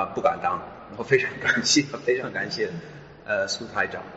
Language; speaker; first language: Chinese; non-native, fluent; English